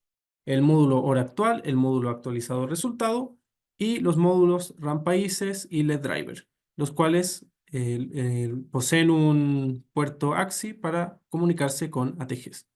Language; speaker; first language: Spanish; native; Spanish